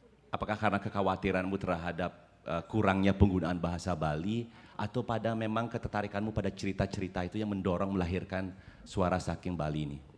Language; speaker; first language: Indonesian; native; Indonesian